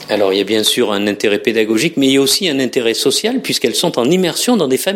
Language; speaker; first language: French; native; French